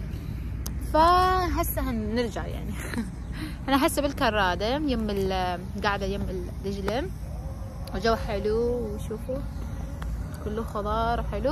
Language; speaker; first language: Arabic; non-native, fluent; Persian